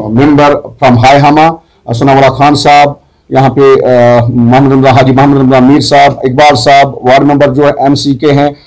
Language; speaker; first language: Urdu; non-native, local second language; Kashmiri